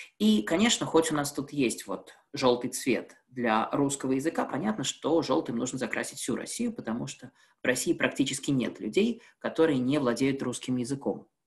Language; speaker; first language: Russian; native; Russian